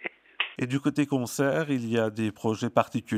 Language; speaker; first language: French; native; French